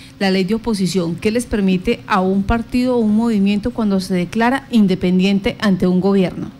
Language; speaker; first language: Spanish; native; Spanish